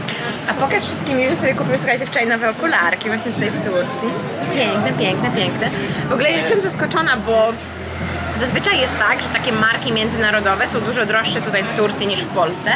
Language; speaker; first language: Polish; native; Polish